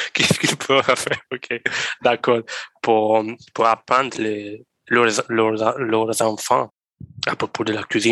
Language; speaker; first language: French; non-native, learner; Romanian